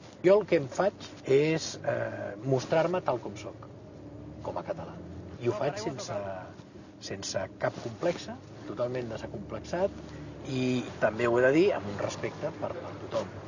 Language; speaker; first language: Catalan; native; Catalan